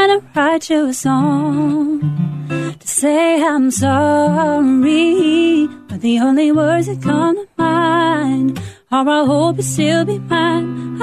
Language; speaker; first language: English; native; English